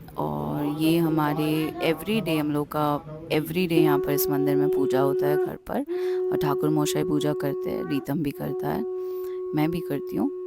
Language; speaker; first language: Hindi; non-native, local second language; Bangla